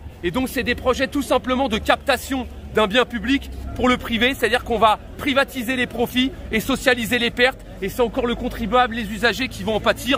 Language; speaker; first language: French; native; French